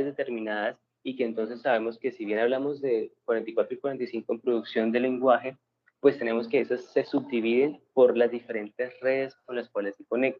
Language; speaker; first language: Spanish; native; Spanish